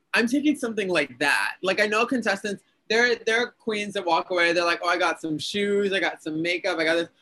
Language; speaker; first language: English; early bilingual, other home language; Spanish